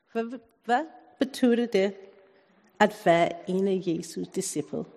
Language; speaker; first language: Danish; non-native, fluent; English